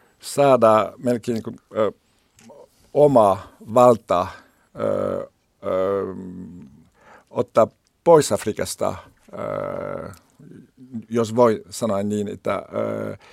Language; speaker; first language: Finnish; non-native, learner; French